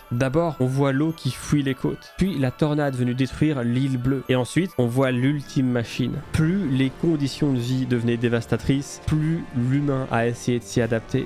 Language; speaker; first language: French; native; French